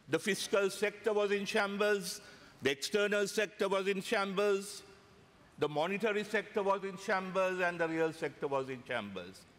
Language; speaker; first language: English; non-native, local second language; Sinhala